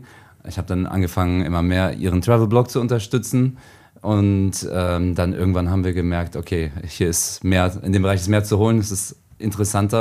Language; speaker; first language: German; native; German